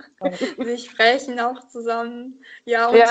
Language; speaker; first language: German; non-native, learner; Italian